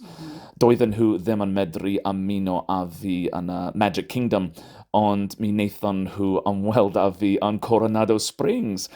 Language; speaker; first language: Welsh; non-native, fluent; English